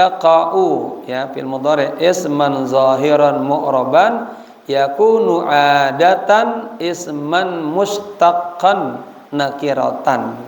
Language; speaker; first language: Arabic; non-native, fluent; Indonesian